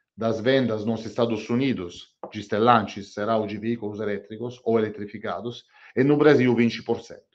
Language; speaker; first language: Portuguese; non-native, fluent; Italian